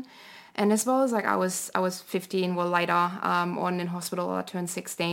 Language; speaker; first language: English; non-native, fluent; German